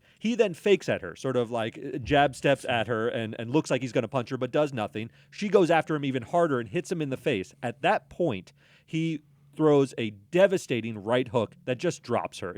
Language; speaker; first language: English; native; English